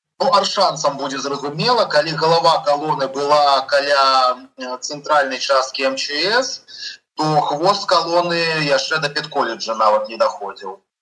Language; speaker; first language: Belarusian; non-native, local second language; Russian